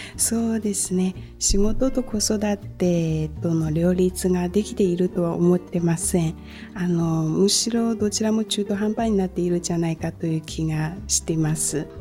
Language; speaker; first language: Japanese; non-native, fluent; Chinese